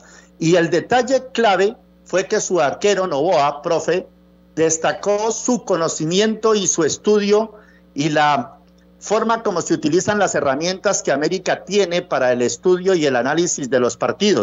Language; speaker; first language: Spanish; native; Spanish